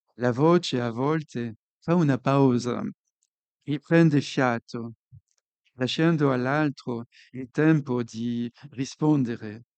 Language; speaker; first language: Italian; non-native, fluent; French